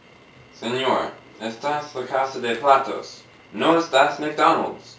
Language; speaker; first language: Spanish; non-native, learner; English